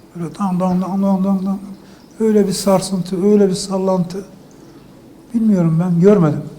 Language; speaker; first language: Turkish; native; Turkish